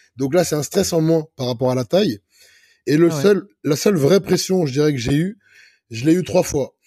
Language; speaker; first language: French; native; French